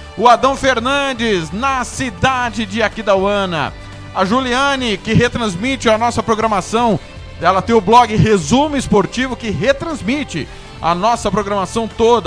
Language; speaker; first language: Portuguese; native; Portuguese